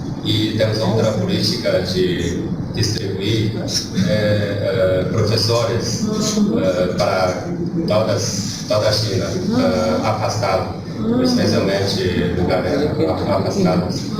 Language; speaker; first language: Portuguese; non-native, learner; Chinese